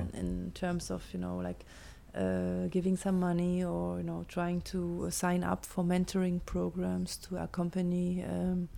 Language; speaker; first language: English; non-native, fluent; German